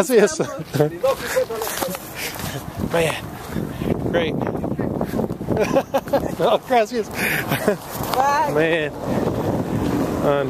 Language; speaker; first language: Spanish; non-native, learner; English